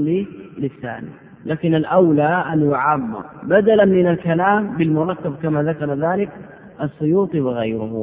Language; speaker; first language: Arabic; native; Arabic